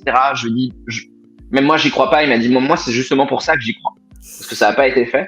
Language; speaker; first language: French; native; French